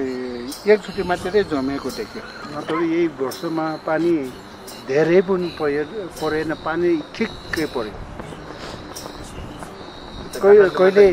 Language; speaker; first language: Nepali; non-native, local second language; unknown